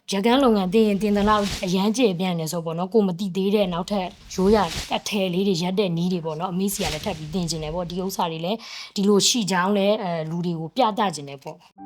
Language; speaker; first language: Burmese; non-native, local second language; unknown